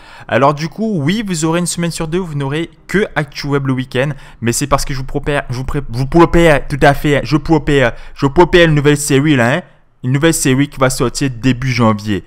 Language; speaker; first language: French; native; French